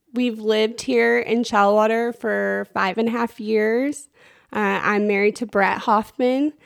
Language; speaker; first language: English; native; English